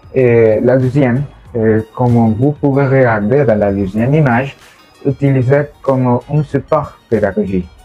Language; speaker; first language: French; non-native, learner; Spanish